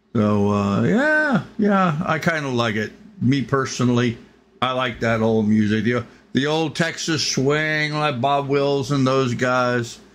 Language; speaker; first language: English; native; English